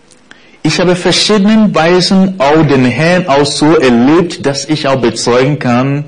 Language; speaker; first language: German; non-native, fluent; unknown